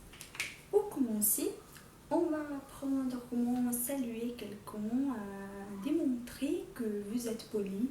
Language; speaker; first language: French; non-native, fluent; Portuguese